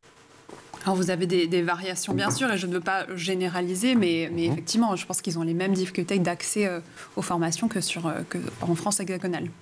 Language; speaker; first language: French; native; French